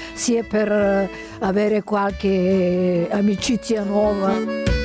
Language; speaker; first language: Italian; non-native, fluent; Bulgarian